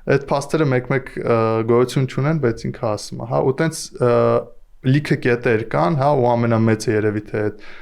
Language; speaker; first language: Armenian; native; Armenian